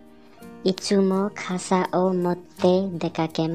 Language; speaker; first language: Japanese; non-native, learner; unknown